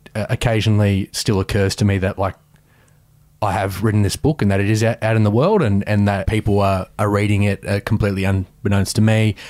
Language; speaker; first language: English; native; English